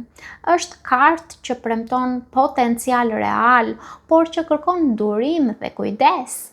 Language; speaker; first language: Albanian; native; Albanian